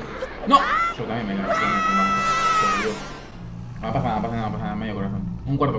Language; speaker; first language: Spanish; native; Spanish